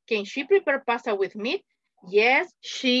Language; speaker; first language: English; non-native, fluent; Spanish